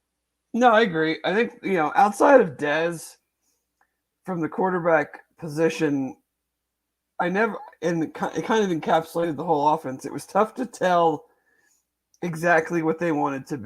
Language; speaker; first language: English; native; English